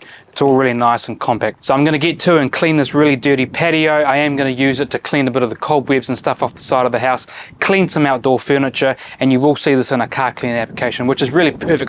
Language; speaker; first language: English; native; English